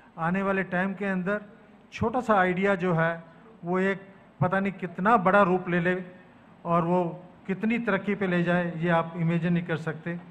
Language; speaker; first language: Hindi; native; Hindi